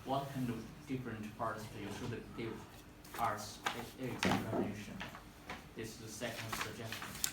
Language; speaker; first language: English; non-native, fluent; Chinese